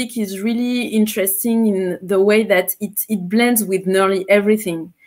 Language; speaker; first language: English; non-native, fluent; French